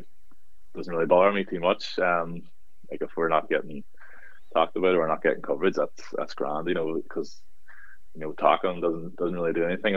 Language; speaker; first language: English; native; English